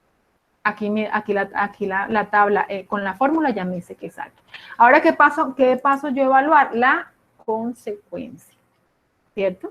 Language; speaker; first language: Spanish; native; Spanish